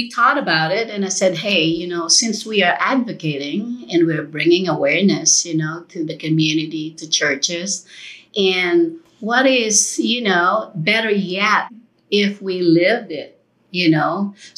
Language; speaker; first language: English; non-native, local second language; Filipino